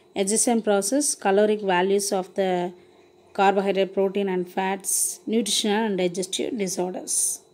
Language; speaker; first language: English; non-native, local second language; Tamil